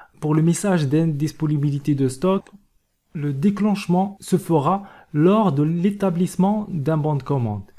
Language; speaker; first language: French; non-native, local second language; Arabic